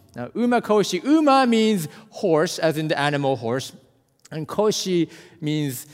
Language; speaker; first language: English; non-native, fluent; Japanese